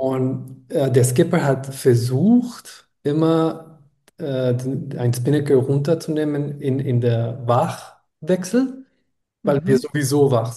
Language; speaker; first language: German; non-native, fluent; Spanish